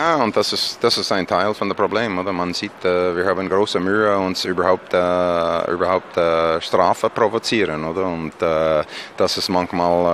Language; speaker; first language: German; non-native, fluent; English